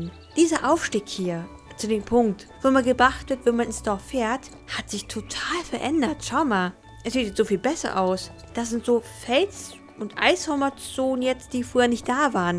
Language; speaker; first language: German; native; German